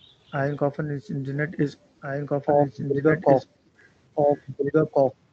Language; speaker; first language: German; non-native, learner; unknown